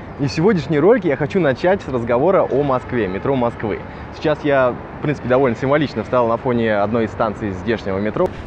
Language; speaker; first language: Russian; native; Russian